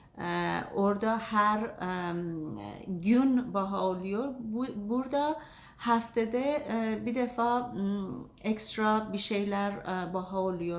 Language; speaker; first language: Turkish; non-native, learner; Azerbaijani